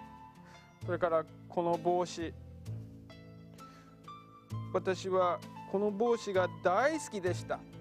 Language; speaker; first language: Japanese; non-native, fluent; English